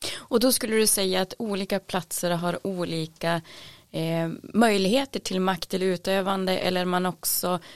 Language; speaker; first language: Swedish; native; Swedish